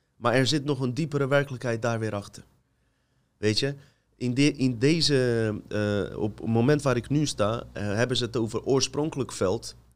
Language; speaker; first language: Dutch; native; Dutch